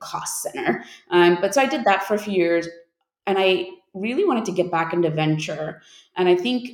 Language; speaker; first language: English; native; English